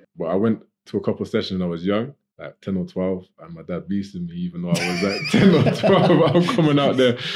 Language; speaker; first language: English; native; English